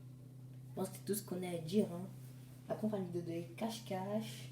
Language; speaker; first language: French; native; French